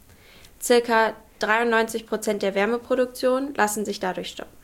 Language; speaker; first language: German; native; German